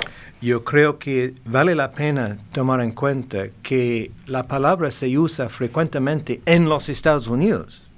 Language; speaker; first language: Spanish; non-native, fluent; English